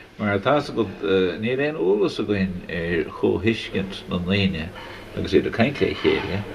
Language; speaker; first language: Irish; native; Irish